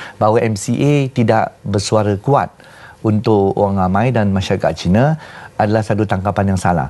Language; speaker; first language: Malay; non-native, local second language; Chinese